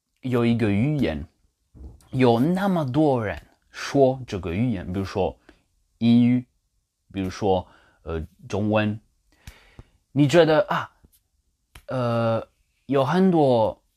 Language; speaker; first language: Chinese; non-native, learner; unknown